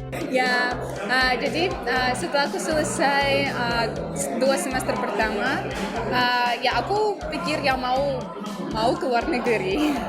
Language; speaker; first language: Indonesian; non-native, fluent; Russian